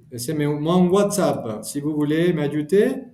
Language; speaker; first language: French; non-native, fluent; Spanish